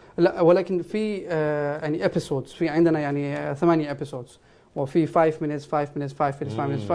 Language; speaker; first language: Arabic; non-native, local second language; Urdu